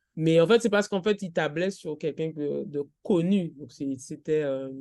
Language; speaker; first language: French; native; French